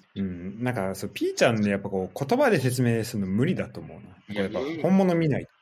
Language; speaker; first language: Japanese; native; Japanese